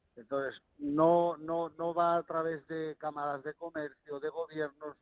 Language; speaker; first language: Spanish; native; Spanish